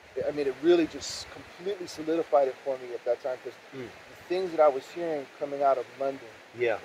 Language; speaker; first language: English; native; English